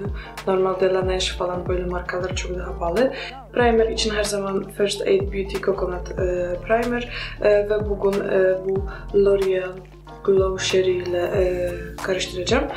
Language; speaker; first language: Turkish; non-native, fluent; Polish